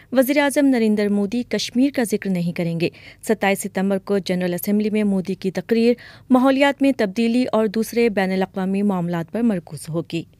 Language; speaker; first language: Urdu; native; Urdu